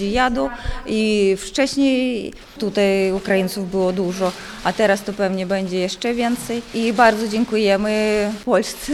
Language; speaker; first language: Polish; non-native, local second language; Ukrainian